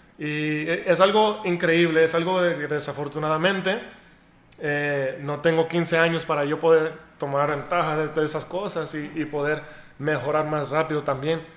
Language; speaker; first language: Spanish; early bilingual, heritage; Spanish